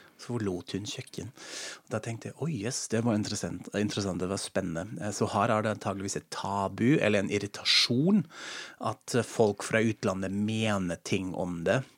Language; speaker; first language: Norwegian; non-native, fluent; German